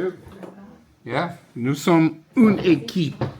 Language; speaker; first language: French; non-native, learner; English